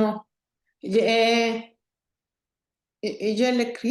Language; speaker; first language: French; non-native, learner; Spanish